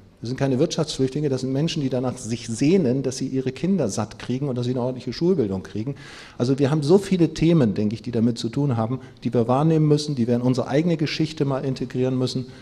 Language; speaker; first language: German; native; German